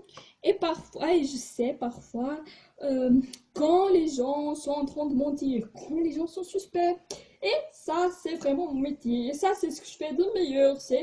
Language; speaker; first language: French; non-native, fluent; Portuguese